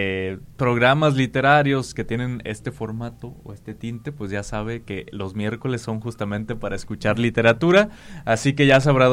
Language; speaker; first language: Spanish; native; Spanish